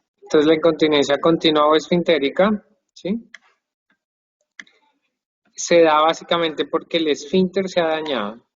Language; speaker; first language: Spanish; native; Spanish